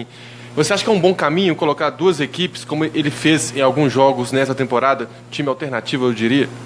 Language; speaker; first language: Portuguese; native; Portuguese